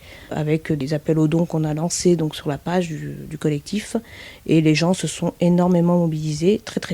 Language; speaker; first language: French; native; French